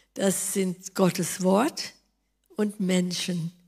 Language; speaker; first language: German; non-native, fluent; English